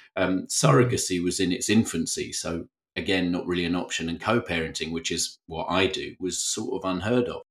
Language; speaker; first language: English; native; English